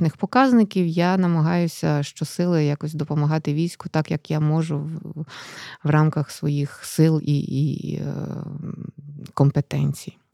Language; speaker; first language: Ukrainian; native; Ukrainian